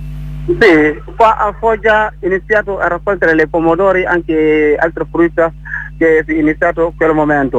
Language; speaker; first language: Italian; non-native, learner; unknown